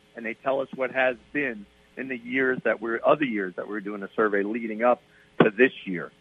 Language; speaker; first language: English; native; English